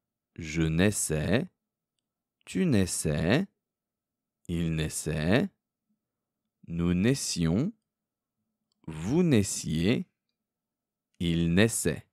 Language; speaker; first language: French; non-native, fluent; Korean